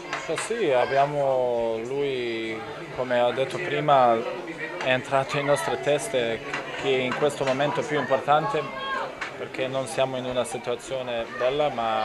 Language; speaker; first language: Italian; non-native, learner; Bosnian